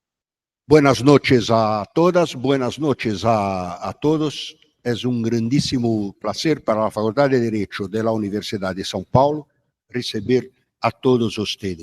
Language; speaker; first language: Spanish; non-native, fluent; Portuguese